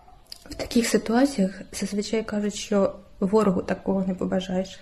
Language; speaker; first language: Ukrainian; native; Ukrainian